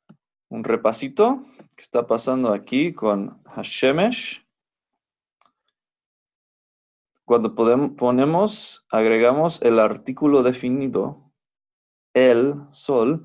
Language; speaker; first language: Spanish; non-native, fluent; English